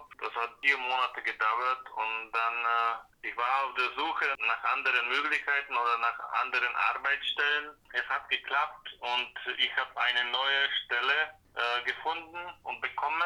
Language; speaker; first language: German; non-native, fluent; Slovak